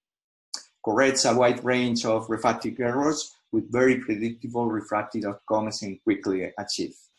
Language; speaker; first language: English; non-native, fluent; Spanish